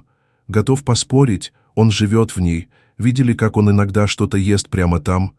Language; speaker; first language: Russian; native; Russian